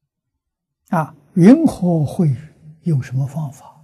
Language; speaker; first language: Chinese; native; Chinese